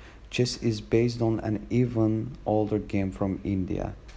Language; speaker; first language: English; non-native, fluent; Azerbaijani